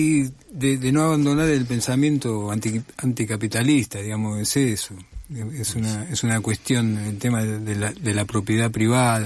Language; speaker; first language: Spanish; native; Spanish